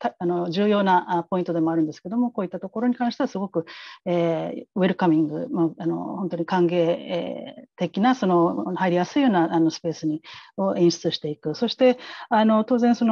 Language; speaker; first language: Japanese; native; Japanese